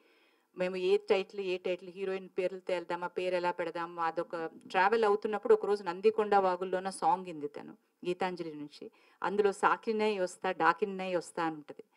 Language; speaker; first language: Telugu; native; Telugu